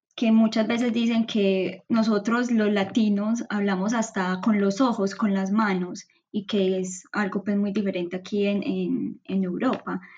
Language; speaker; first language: Spanish; native; Spanish